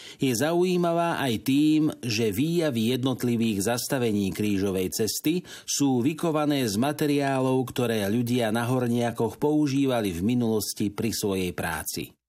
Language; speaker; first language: Slovak; native; Slovak